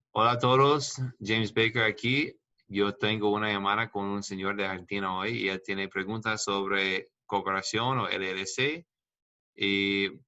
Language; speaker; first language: Spanish; non-native, learner; English